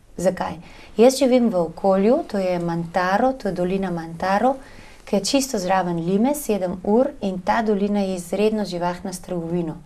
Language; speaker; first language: Slovenian; native; Slovenian